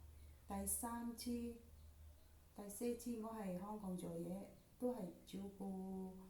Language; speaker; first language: Cantonese; non-native, learner; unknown